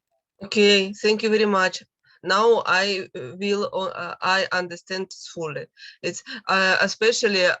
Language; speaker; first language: English; non-native, learner; Russian